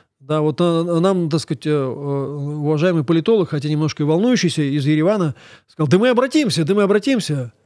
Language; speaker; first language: Russian; native; Russian